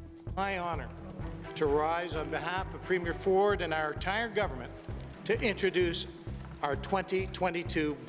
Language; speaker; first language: English; native; English